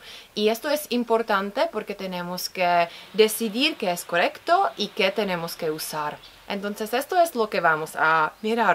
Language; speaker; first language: Spanish; non-native, fluent; Czech